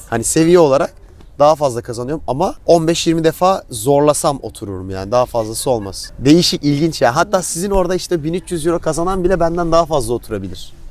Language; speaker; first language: Turkish; native; Turkish